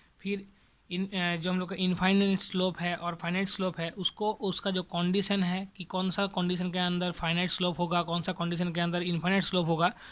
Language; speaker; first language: Hindi; non-native, local second language; Bangla